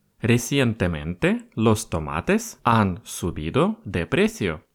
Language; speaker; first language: Spanish; non-native, fluent; Russian